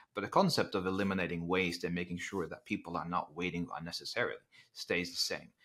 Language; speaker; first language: English; non-native, fluent; Dutch